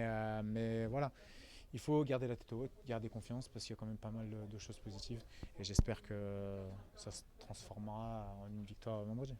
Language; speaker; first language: French; native; French